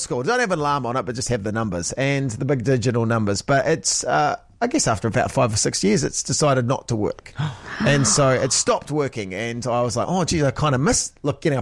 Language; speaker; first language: English; native; English